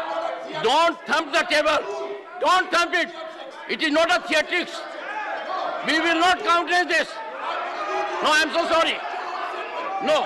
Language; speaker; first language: English; non-native, local second language; Hindi